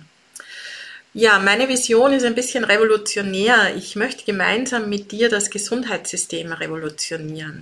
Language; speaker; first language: German; native; German